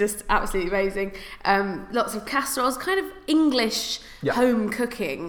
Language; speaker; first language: English; native; English